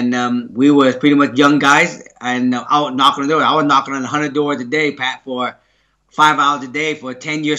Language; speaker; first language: English; early bilingual, other home language; Vietnamese